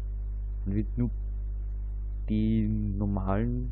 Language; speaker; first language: German; native; German